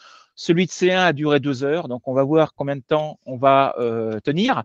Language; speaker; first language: French; native; French